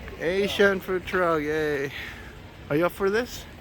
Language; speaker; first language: English; non-native, fluent; Korean